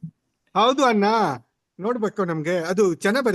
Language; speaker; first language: Kannada; non-native, learner; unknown